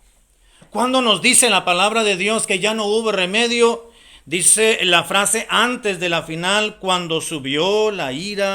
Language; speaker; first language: Spanish; native; Spanish